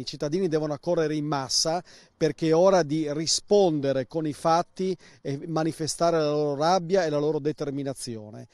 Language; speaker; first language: Italian; native; Italian